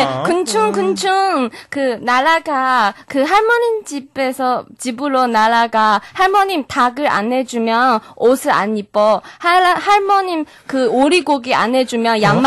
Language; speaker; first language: Korean; non-native, fluent; Chinese